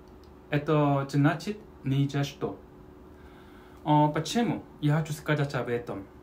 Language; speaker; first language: Russian; non-native, learner; Korean